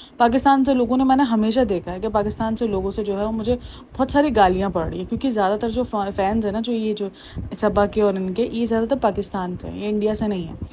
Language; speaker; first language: Urdu; native; Urdu